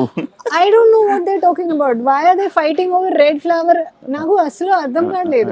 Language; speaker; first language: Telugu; non-native, learner; Hindi